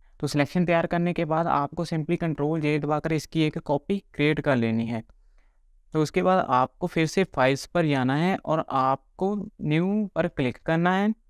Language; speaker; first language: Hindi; non-native, local second language; Punjabi